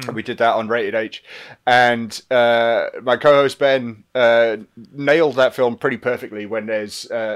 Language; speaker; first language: English; native; English